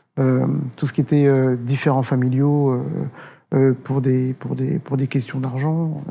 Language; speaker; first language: French; native; French